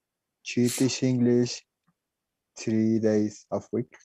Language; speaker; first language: English; non-native, learner; Spanish